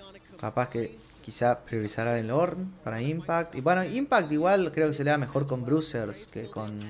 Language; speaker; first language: Spanish; native; Spanish